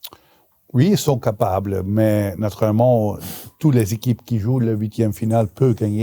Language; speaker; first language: French; non-native, local second language; Dutch